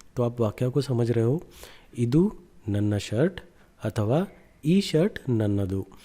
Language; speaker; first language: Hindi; non-native, local second language; Kannada